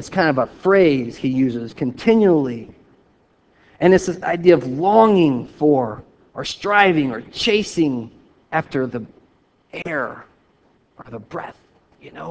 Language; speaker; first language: English; native; English